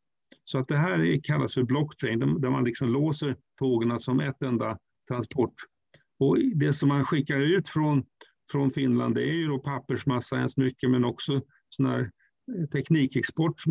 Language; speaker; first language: Swedish; native; Swedish